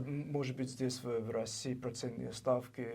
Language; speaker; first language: Russian; non-native, learner; English